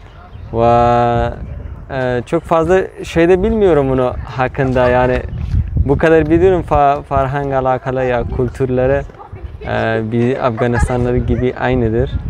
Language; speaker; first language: Turkish; non-native, fluent; Persian